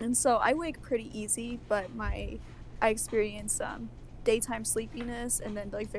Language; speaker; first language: English; native; English